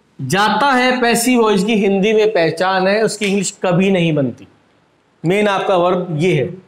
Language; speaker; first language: Hindi; native; Hindi